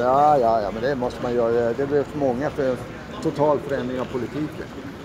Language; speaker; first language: Swedish; native; Swedish